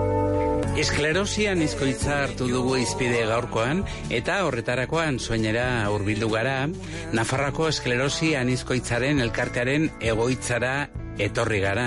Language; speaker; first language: Basque; native; Basque